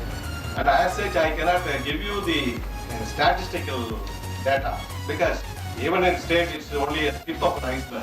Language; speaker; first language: English; non-native, local second language; Tamil